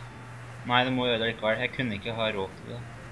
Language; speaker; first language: Norwegian; native; Norwegian